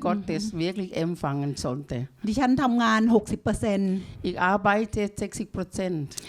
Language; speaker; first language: German; non-native, learner; Thai